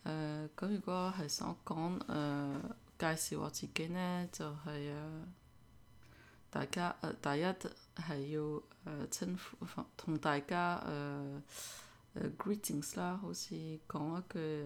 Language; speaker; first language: Cantonese; early bilingual, heritage; Cantonese